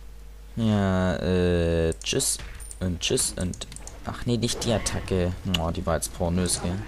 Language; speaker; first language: German; native; German